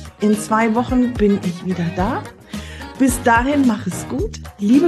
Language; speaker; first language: German; native; German